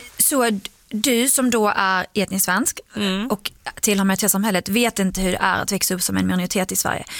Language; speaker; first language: Swedish; early bilingual, other home language; Arabic